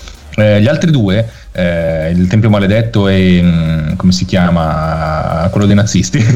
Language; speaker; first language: Italian; native; Italian